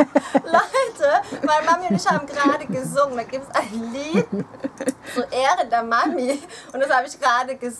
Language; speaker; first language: German; early bilingual, other home language; Thai